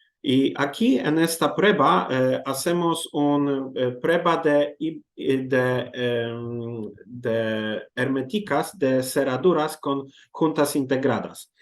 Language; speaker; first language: Spanish; non-native, learner; Polish